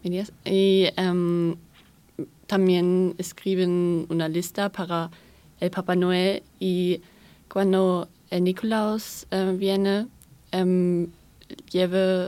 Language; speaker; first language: Spanish; non-native, learner; German